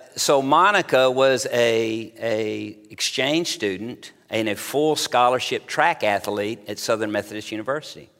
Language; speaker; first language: English; native; English